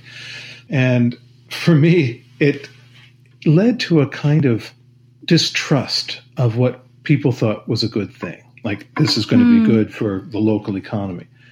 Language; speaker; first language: English; native; English